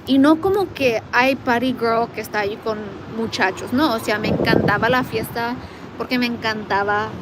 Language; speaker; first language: Spanish; early bilingual, heritage; Spanish